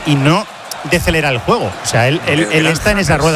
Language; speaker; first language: Spanish; native; Spanish